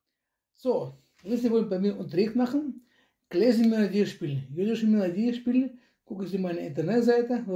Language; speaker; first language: German; non-native, fluent; Russian